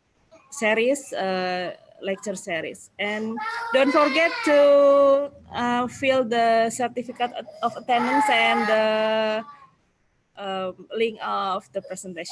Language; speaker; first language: English; non-native, fluent; Indonesian